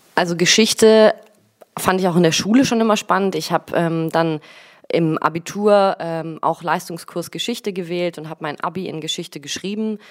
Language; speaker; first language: German; early bilingual, other home language; Russian